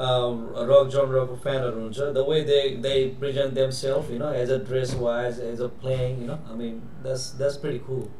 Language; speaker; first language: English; non-native, fluent; Nepali